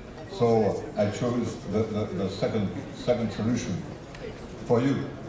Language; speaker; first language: English; non-native, fluent; French